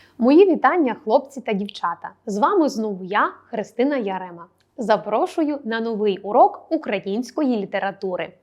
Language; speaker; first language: Ukrainian; native; Ukrainian